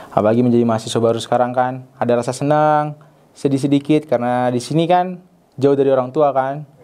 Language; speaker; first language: Indonesian; native; Indonesian